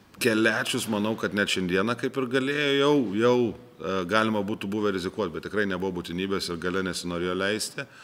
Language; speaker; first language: Lithuanian; native; Lithuanian